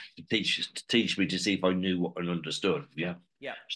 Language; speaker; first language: English; native; English